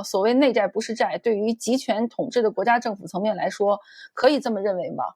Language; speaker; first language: Chinese; native; Chinese